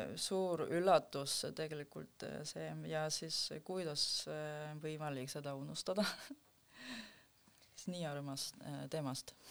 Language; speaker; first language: Estonian; non-native, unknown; Korean